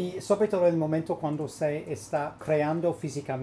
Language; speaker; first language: Spanish; non-native, fluent; English